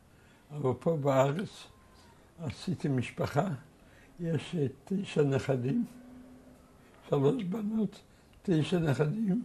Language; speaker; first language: Hebrew; non-native, fluent; Yiddish